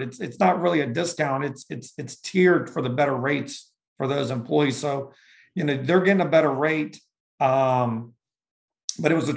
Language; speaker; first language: English; native; English